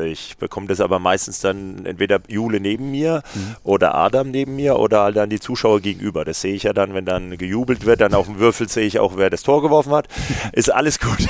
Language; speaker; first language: German; native; German